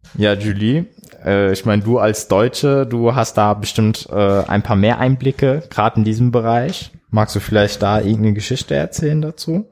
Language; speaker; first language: German; early bilingual, other home language; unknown